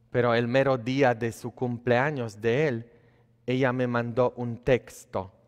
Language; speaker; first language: Spanish; non-native, fluent; Polish